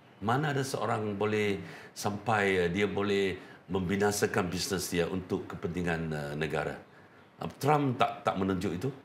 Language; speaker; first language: Malay; non-native, local second language; Chinese